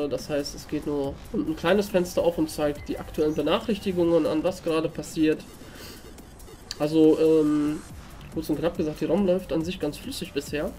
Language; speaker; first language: German; native; German